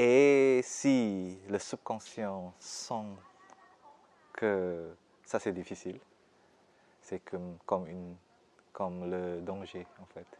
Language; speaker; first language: French; non-native, fluent; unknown